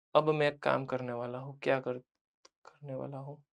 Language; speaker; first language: Hindi; non-native, local second language; Gujarati